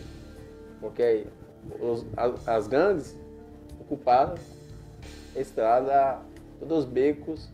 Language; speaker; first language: Portuguese; non-native, fluent; Haitian Creole